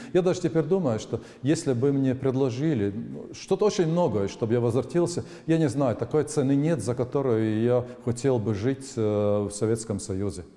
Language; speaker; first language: Russian; non-native, local second language; Latvian